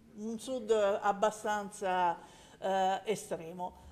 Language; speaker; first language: Italian; native; Italian